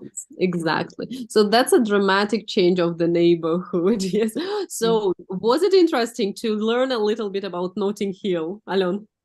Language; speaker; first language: English; non-native, fluent; Russian